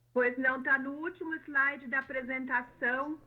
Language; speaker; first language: Portuguese; non-native, fluent; German